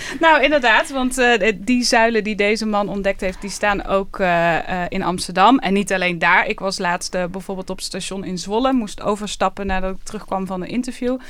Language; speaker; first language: Dutch; native; Dutch